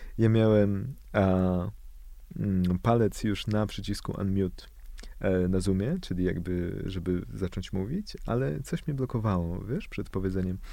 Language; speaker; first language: Polish; native; Polish